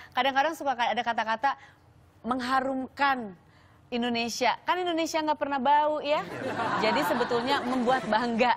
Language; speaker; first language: Indonesian; native; Indonesian